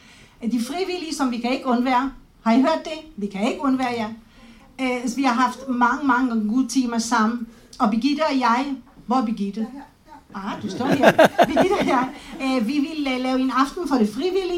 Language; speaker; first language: Danish; non-native, fluent; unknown